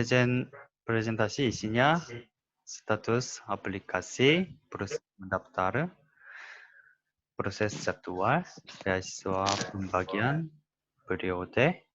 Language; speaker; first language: Indonesian; non-native, learner; Korean